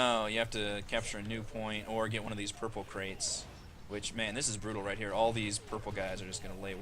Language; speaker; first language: English; native; English